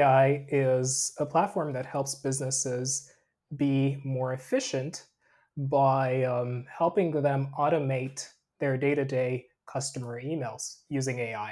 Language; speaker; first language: English; non-native, local second language; Krio